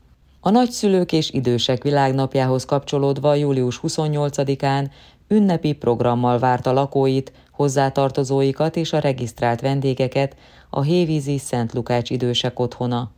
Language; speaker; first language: Hungarian; native; Hungarian